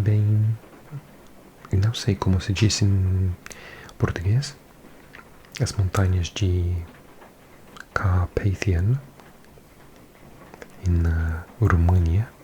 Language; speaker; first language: Portuguese; non-native, learner; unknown